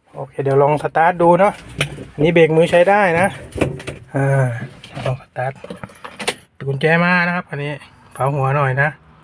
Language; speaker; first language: Thai; native; Thai